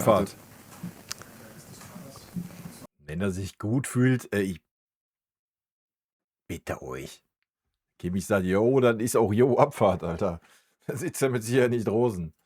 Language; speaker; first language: German; native; German